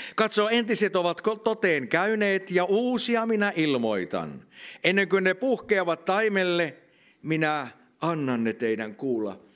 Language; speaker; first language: Finnish; native; Finnish